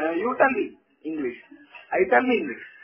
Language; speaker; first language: English; non-native, learner; Malayalam